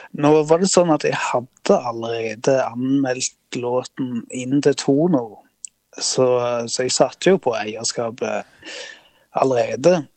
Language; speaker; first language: Norwegian; native; Norwegian